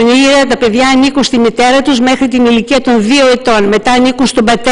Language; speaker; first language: Greek; native; Greek